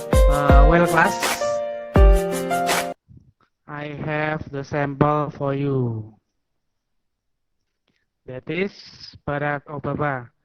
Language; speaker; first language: English; non-native, fluent; Indonesian